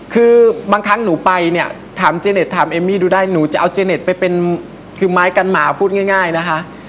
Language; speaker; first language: Thai; native; Thai